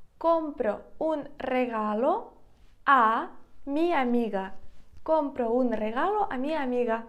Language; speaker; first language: Spanish; non-native, fluent; Ukrainian